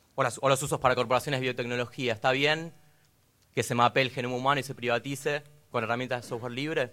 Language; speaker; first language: Spanish; native; Spanish